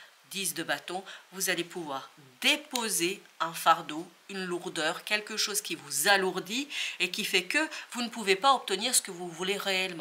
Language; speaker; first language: French; native; French